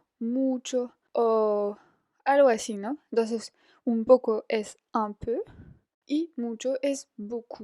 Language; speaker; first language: Spanish; non-native, fluent; French